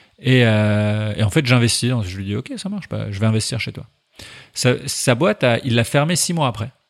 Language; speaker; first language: French; early bilingual, other home language; Persian